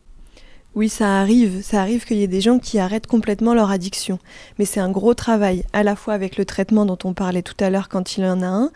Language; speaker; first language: French; native; French